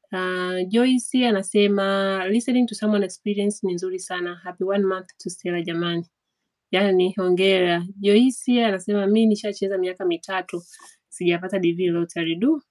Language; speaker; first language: Swahili; native; Swahili